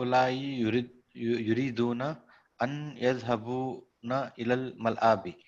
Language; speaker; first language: Arabic; non-native, learner; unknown